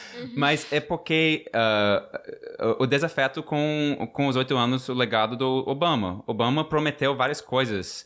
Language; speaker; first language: Portuguese; non-native, fluent; English